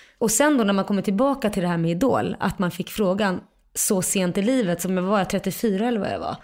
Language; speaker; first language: Swedish; native; Swedish